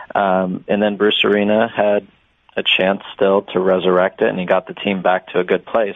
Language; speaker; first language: English; native; English